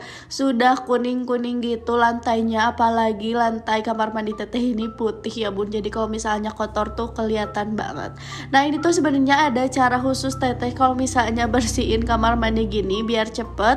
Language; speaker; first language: Indonesian; non-native, local second language; Sundanese